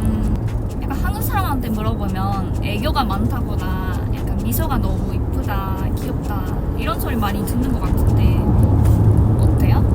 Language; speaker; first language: Korean; non-native, fluent; Japanese